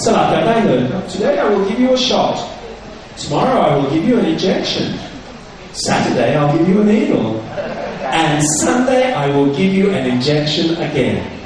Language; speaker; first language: English; native; English